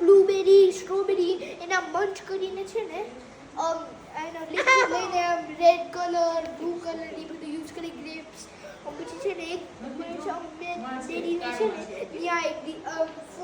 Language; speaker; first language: Gujarati; early bilingual, heritage; Gujarati